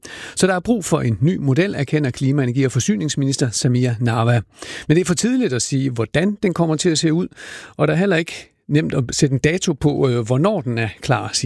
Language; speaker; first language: Danish; native; Danish